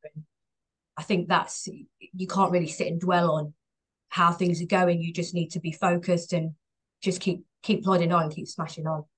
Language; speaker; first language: English; native; English